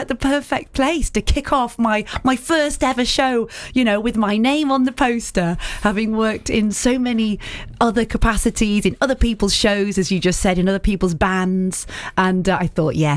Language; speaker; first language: English; native; English